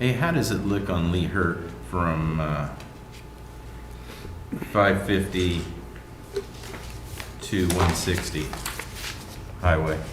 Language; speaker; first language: English; native; English